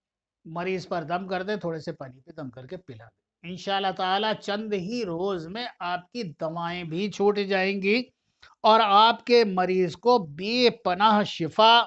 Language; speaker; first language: Urdu; native; Urdu